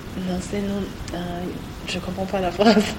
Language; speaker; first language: Spanish; non-native, learner; French